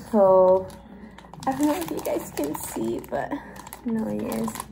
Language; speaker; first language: English; early bilingual, other home language; Spanish